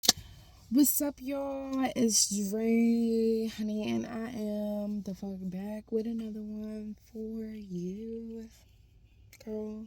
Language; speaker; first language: English; native; English